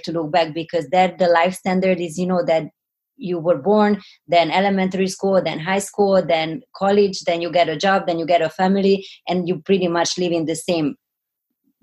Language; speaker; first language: English; non-native, fluent; Hungarian